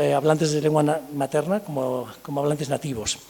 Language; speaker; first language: Spanish; early bilingual, other home language; English